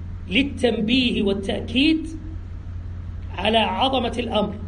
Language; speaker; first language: Arabic; native; Arabic